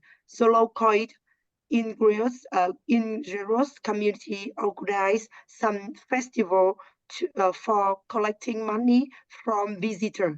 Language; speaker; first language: English; non-native, learner; Vietnamese